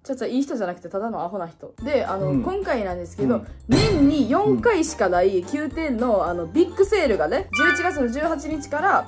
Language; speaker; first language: Japanese; native; Japanese